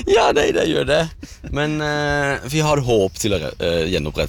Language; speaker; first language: Norwegian; non-native, learner; Dutch